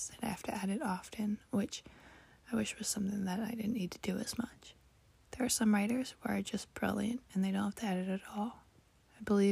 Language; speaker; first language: English; native; English